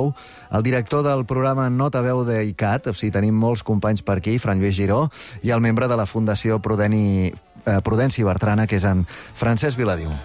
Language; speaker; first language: Catalan; native; Catalan